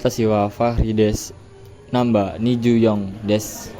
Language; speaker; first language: Japanese; non-native, learner; Indonesian